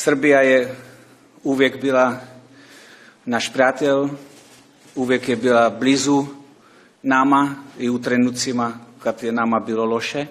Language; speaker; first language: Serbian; non-native, fluent; Czech